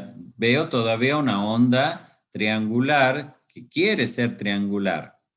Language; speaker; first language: Spanish; native; Spanish